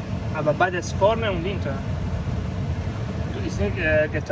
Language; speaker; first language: German; non-native, learner; Italian